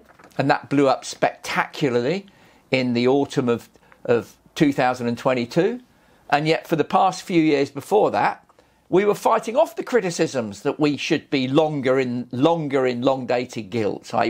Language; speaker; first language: English; native; English